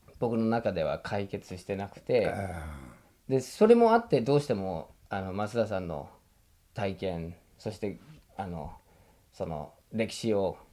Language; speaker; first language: Japanese; non-native, fluent; English